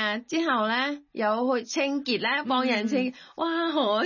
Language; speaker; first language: Cantonese; non-native, learner; Thai